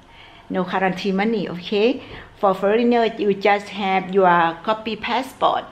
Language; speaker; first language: English; non-native, learner; Thai